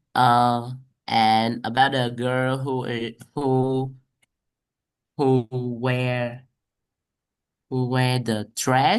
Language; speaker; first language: English; non-native, learner; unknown